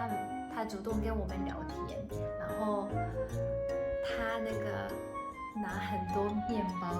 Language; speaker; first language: Chinese; non-native, fluent; Japanese